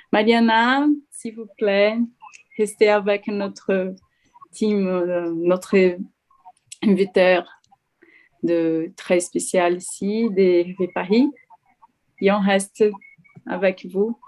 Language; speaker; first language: French; non-native, local second language; Portuguese